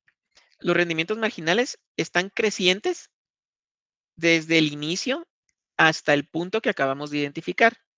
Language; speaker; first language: Spanish; native; Spanish